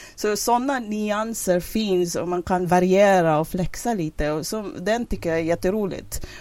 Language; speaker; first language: Swedish; non-native, fluent; English